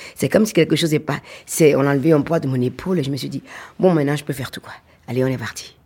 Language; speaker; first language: French; non-native, local second language; Fon